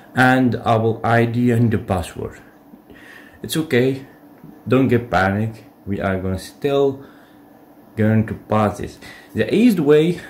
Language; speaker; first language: English; non-native, learner; Arabic